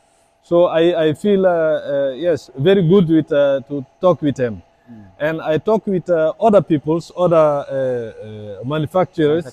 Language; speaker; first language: English; non-native, learner; French